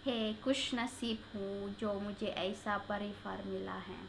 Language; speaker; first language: Hindi; non-native, learner; Indonesian